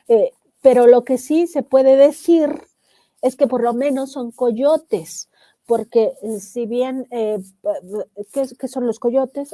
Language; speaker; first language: Spanish; native; Spanish